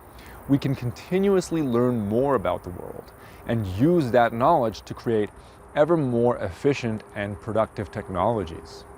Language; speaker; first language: English; native; English